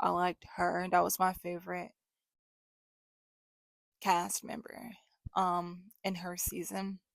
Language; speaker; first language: English; native; English